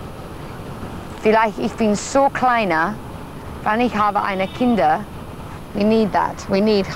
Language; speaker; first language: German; non-native, learner; English